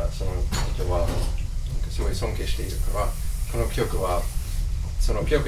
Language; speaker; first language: Japanese; non-native, fluent; English